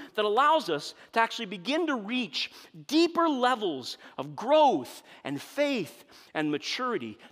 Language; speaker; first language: English; native; English